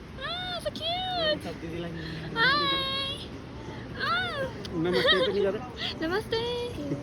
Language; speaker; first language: English; non-native, learner; Korean